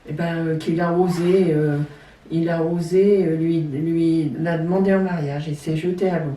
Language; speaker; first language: French; native; French